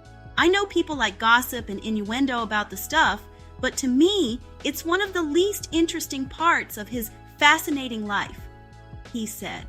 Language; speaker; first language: English; native; English